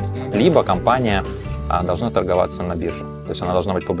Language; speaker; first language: Russian; native; Russian